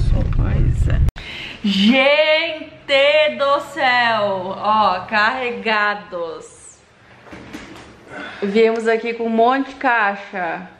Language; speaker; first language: Portuguese; native; Portuguese